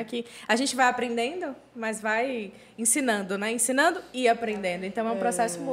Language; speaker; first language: Portuguese; native; Portuguese